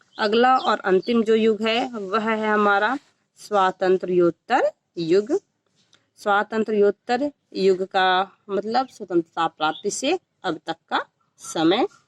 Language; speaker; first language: Hindi; native; Hindi